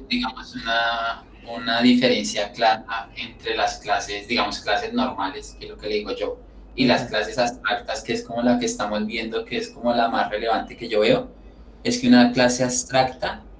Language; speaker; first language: Spanish; native; Spanish